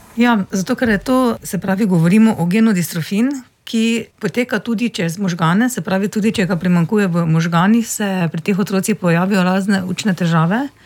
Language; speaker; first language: Slovenian; native; Slovenian